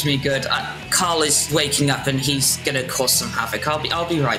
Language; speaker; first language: English; native; English